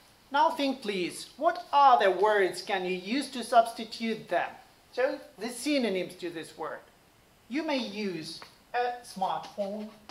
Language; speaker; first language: English; non-native, fluent; Ukrainian